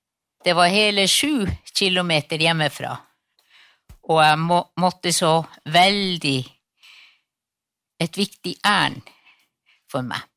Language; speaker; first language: Norwegian; non-native, local second language; Northern Sami